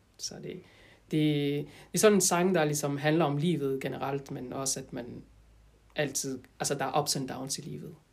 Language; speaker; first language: Danish; non-native, fluent; French